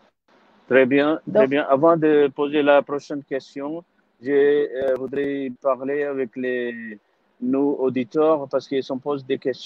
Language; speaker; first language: French; non-native, learner; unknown